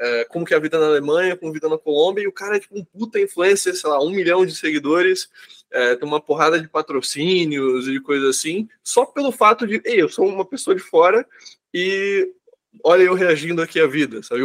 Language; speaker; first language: Portuguese; native; Portuguese